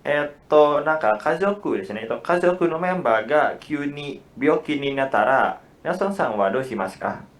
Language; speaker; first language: Japanese; non-native, fluent; Indonesian